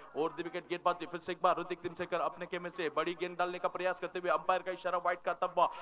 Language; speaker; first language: Hindi; non-native, local second language; Marathi